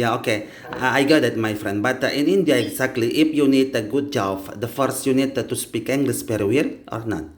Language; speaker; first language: English; non-native, learner; Indonesian